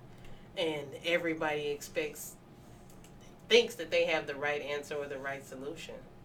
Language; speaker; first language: English; native; English